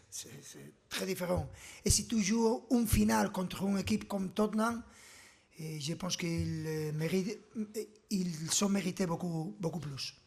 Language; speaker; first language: French; non-native, learner; Spanish